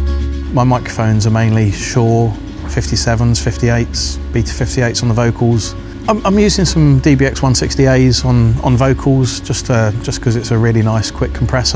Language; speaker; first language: English; native; English